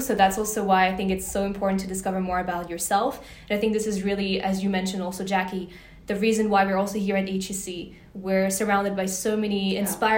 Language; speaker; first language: English; native; English